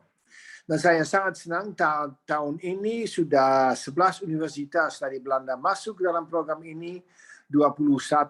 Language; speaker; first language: Indonesian; non-native, fluent; Dutch